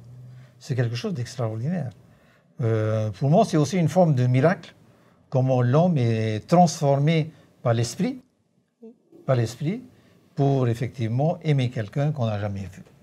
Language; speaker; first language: French; native; French